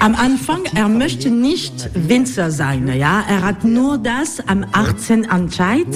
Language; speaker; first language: German; non-native, learner; French